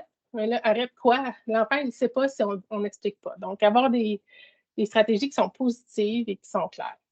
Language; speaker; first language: French; native; French